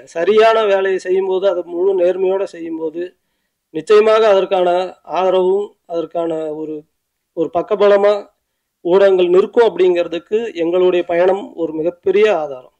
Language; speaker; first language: Tamil; native; Tamil